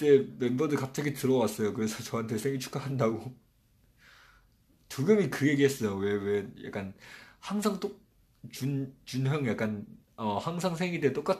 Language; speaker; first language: Korean; non-native, fluent; Chinese